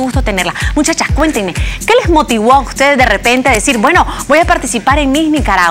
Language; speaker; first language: Spanish; native; Spanish